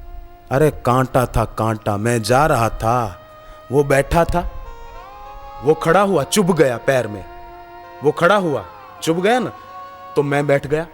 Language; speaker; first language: Hindi; native; Hindi